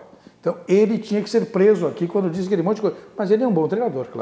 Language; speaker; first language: Portuguese; native; Portuguese